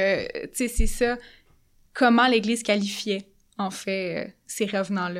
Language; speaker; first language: French; native; French